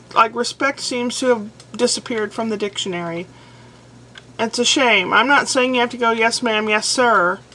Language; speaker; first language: English; native; English